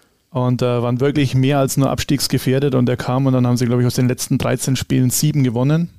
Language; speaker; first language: German; native; German